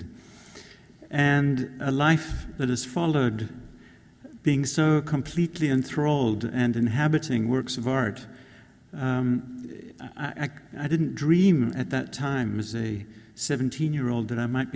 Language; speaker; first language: English; native; English